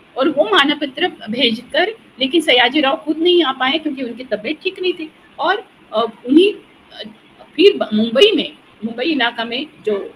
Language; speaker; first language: Hindi; non-native, local second language; Marathi